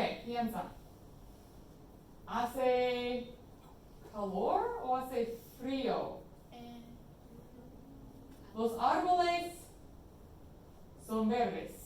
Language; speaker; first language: Spanish; non-native, fluent; English